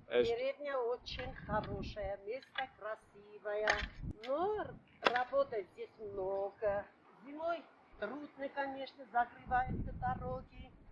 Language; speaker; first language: Russian; non-native, local second language; Armenian